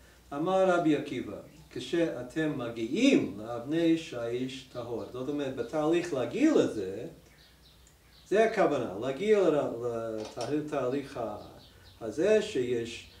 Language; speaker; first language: Hebrew; non-native, fluent; English